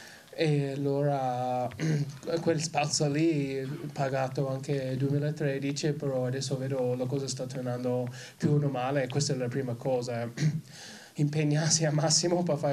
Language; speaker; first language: Italian; non-native, learner; English